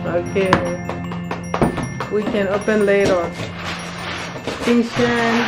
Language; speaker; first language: English; non-native, learner; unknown